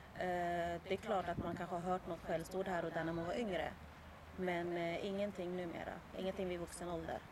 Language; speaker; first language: Swedish; early bilingual, other home language; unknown